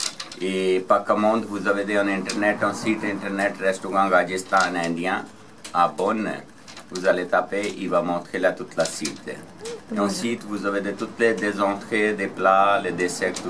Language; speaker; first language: French; non-native, learner; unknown